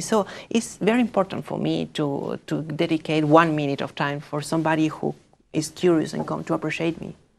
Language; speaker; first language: English; non-native, fluent; Spanish